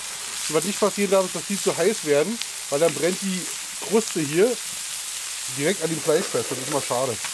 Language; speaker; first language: German; native; German